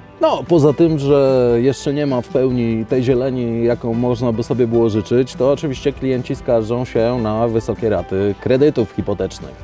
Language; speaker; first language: Polish; native; Polish